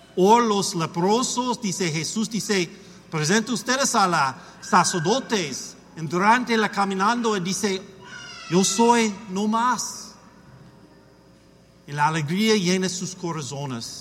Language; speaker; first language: Spanish; non-native, learner; English